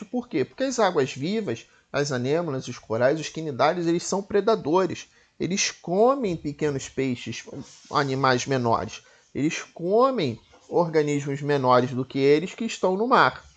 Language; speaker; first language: Portuguese; native; Portuguese